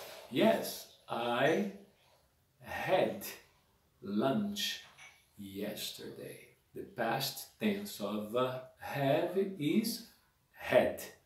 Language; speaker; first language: English; non-native, fluent; Portuguese